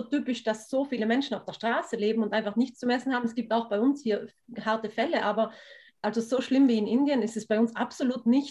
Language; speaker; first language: German; native; German